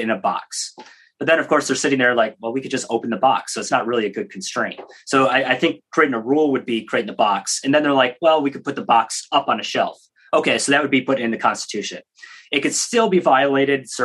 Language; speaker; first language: English; native; English